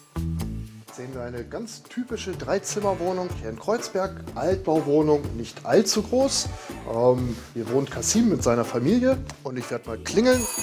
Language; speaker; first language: German; native; German